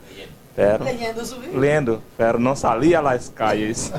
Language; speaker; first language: Spanish; non-native, fluent; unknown